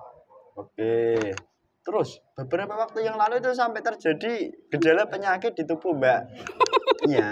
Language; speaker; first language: Indonesian; native; Indonesian